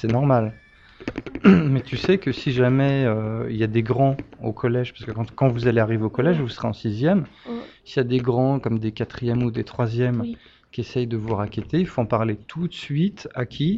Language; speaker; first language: French; native; French